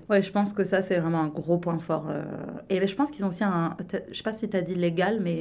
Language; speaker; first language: French; native; French